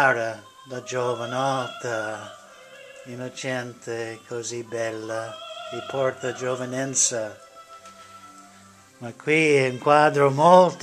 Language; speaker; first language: Italian; non-native, learner; English